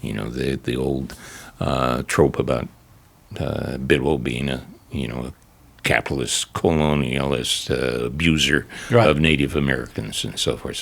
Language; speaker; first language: English; native; English